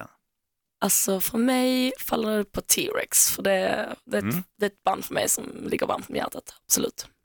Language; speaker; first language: Swedish; native; Swedish